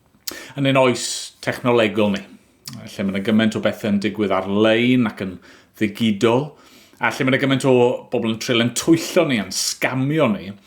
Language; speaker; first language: Welsh; native; Welsh